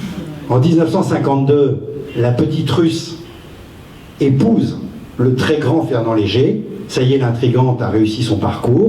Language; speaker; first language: French; native; French